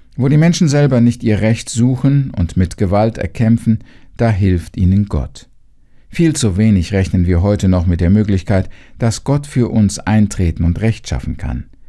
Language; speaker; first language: German; native; German